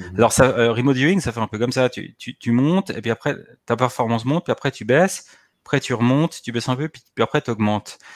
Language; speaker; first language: French; native; French